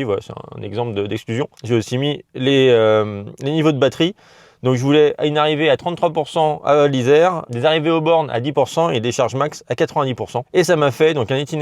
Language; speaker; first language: French; native; French